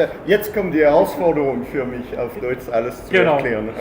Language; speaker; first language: German; non-native, fluent; French